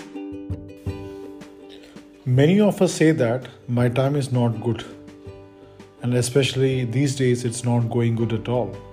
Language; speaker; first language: English; non-native, local second language; Malayalam